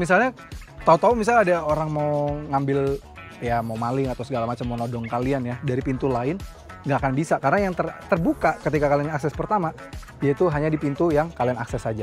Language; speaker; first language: Indonesian; native; Indonesian